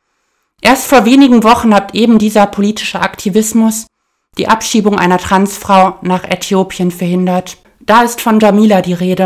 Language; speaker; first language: German; native; German